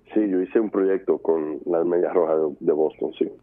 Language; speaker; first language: Spanish; early bilingual, heritage; Spanish